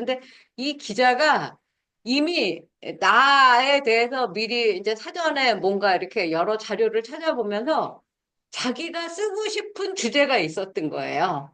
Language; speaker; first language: Korean; native; Korean